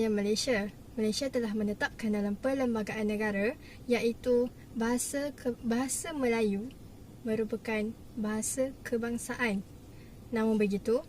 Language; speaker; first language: Malay; native; Malay